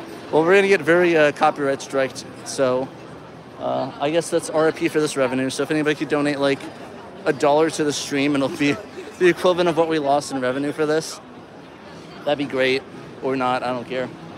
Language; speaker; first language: English; native; English